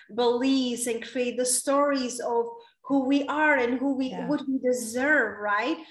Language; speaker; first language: English; non-native, fluent; Czech